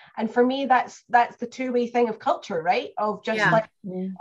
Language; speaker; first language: English; native; English